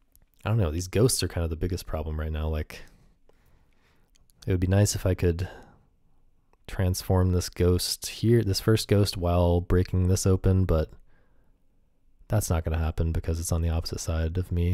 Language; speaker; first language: English; native; English